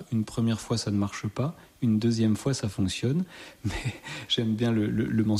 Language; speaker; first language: French; native; French